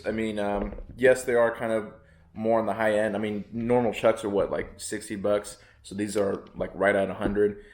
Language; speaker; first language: English; native; English